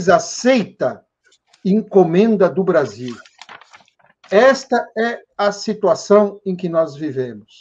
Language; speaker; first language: Portuguese; native; Portuguese